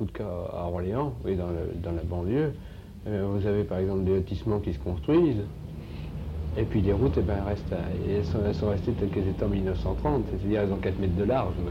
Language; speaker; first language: French; native; French